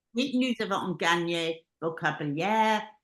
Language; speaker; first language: French; non-native, learner; English